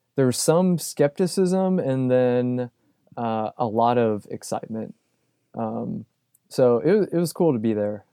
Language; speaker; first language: English; native; English